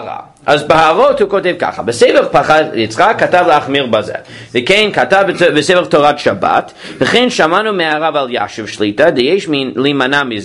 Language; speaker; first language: Hebrew; non-native, fluent; English